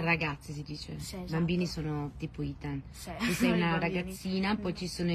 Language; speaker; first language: Italian; early bilingual, heritage; Italian